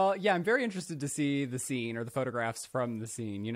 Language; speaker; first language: English; native; English